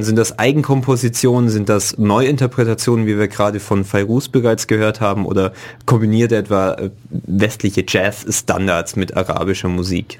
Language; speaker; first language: German; native; German